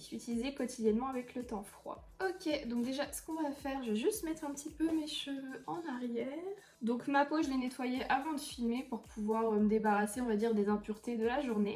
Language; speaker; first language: French; native; French